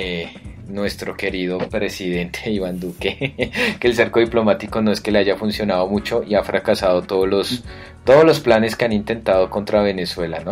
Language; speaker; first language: Spanish; native; Spanish